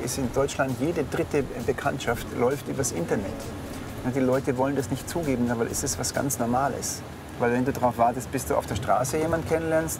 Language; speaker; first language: German; native; German